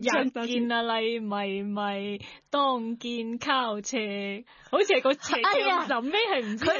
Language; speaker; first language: Cantonese; native; Cantonese